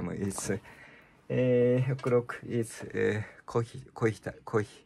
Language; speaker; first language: Japanese; native; Japanese